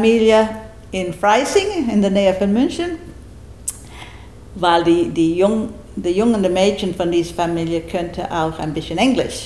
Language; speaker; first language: German; non-native, learner; English